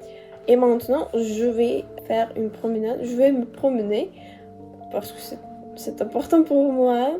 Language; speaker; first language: French; non-native, learner; Russian